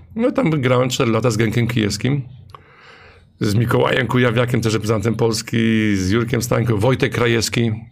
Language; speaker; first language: Polish; native; Polish